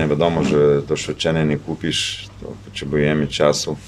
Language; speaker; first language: Polish; non-native, fluent; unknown